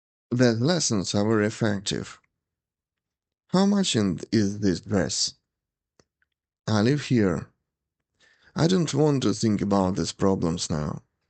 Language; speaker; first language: English; non-native, fluent; Ukrainian